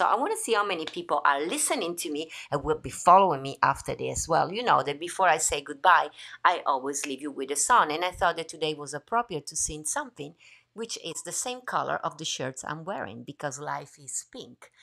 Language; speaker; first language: English; non-native, fluent; Italian